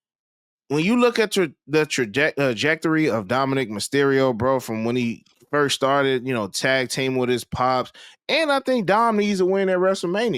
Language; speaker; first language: English; native; English